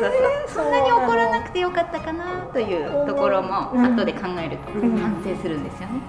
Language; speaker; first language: Japanese; native; Japanese